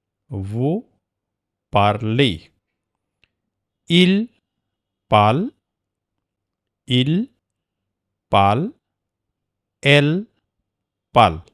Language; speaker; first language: French; non-native, fluent; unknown